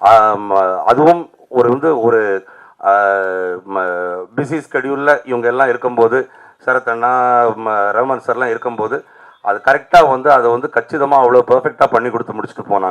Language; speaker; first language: Tamil; native; Tamil